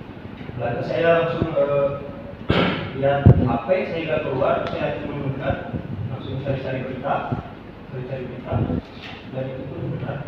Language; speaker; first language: Indonesian; non-native, local second language; Sundanese